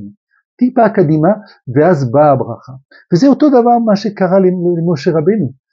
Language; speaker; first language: Hebrew; non-native, fluent; French